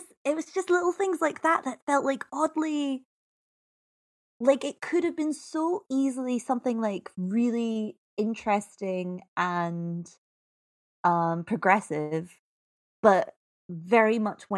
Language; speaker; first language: English; native; English